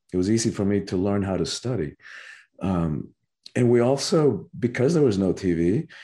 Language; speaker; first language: English; early bilingual, other home language; Spanish